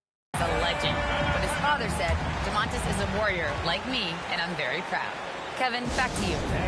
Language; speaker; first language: English; native; English